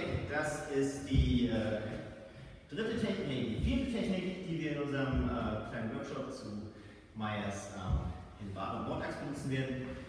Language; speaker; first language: German; native; German